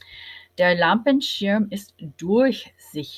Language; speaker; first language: German; non-native, fluent; English